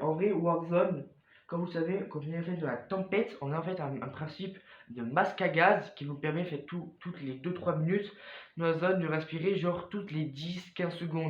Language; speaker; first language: French; native; French